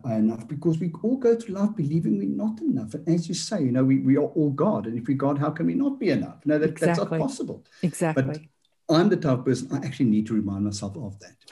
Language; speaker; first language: English; non-native, local second language; Afrikaans